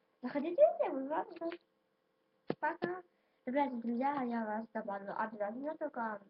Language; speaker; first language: Russian; non-native, local second language; Ukrainian